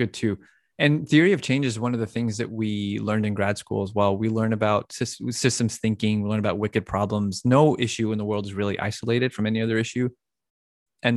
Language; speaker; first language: English; native; English